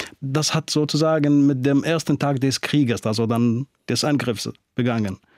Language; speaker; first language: German; non-native, fluent; Arabic